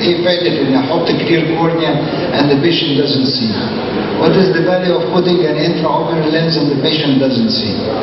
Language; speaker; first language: English; non-native, fluent; Arabic